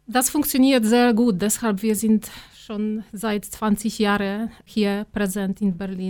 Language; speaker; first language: German; non-native, fluent; Polish